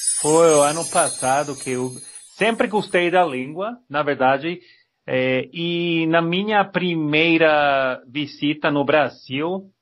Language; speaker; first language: Portuguese; non-native, learner; Spanish